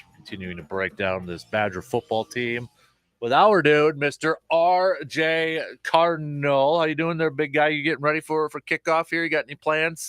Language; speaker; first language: English; native; English